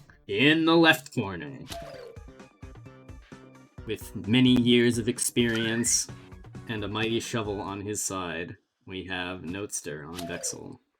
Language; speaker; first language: English; native; English